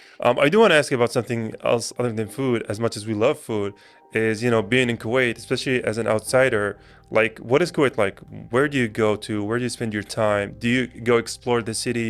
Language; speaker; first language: English; non-native, learner; Turkish